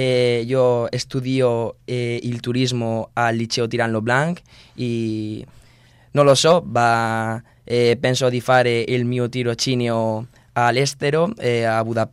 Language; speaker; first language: Italian; non-native, learner; Spanish